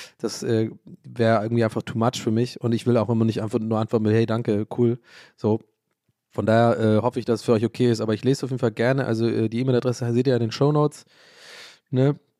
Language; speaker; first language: German; early bilingual, other home language; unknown